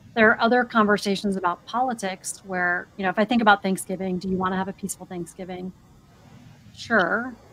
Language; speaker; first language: English; native; English